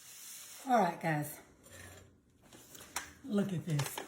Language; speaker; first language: English; native; English